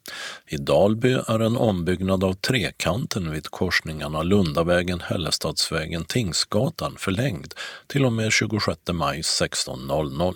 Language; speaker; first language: Swedish; native; Swedish